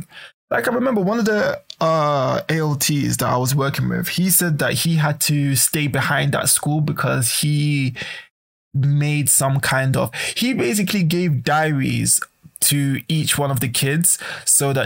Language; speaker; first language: English; native; English